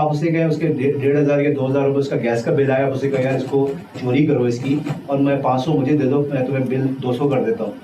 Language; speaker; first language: Urdu; non-native, local second language; Punjabi